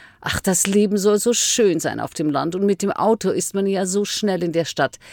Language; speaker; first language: German; native; German